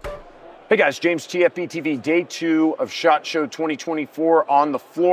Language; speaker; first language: English; native; English